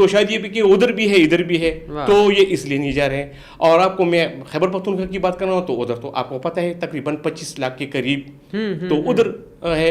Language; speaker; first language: Urdu; non-native, local second language; Pashto